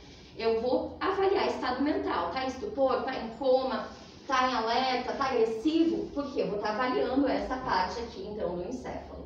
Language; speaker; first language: Portuguese; native; Portuguese